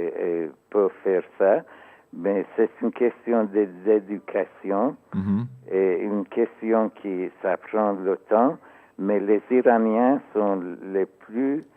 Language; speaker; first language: French; non-native, learner; Persian